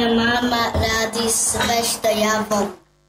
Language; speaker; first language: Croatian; early bilingual, heritage; Bosnian